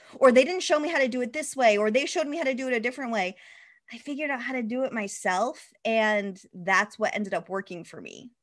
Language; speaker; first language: English; native; English